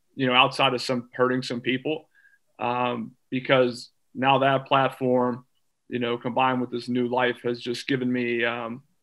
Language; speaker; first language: English; native; English